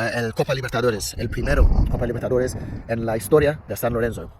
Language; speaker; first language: Spanish; non-native, learner; English